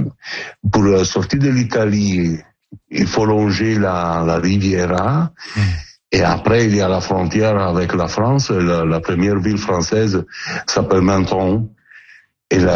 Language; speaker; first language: French; non-native, learner; Italian